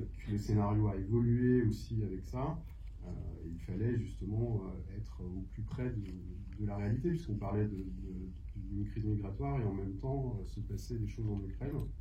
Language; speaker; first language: French; native; French